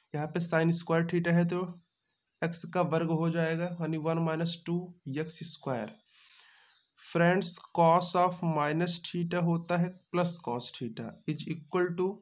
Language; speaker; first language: Hindi; native; Hindi